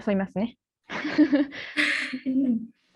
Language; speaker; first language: Japanese; native; Japanese